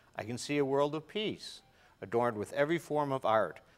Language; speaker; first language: English; native; English